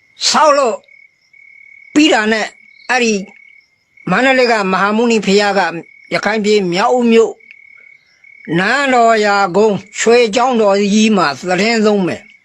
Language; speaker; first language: Burmese; native; Burmese